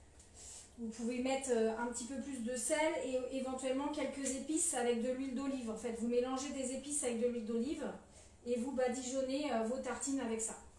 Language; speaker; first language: French; native; French